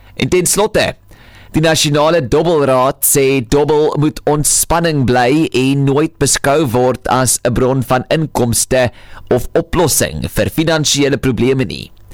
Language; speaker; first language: Afrikaans; native; Afrikaans